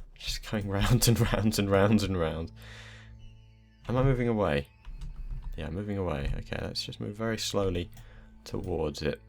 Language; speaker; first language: English; native; English